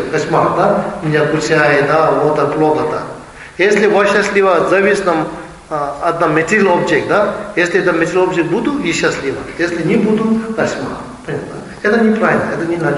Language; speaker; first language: Russian; non-native, learner; Tibetan